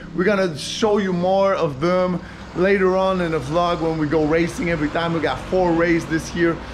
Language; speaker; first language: English; non-native, local second language; French